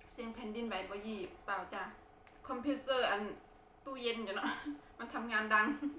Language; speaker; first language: Thai; non-native, local second language; Khmer